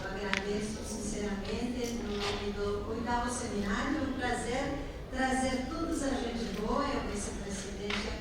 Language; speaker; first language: Portuguese; non-native, fluent; Spanish